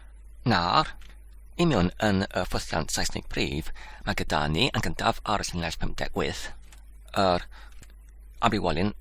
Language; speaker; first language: Welsh; non-native, learner; English